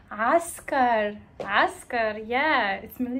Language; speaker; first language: English; non-native, fluent; Arabic